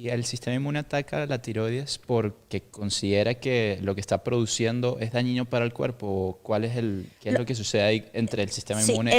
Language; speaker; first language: Spanish; native; Spanish